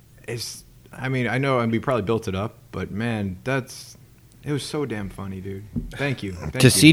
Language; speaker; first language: English; native; English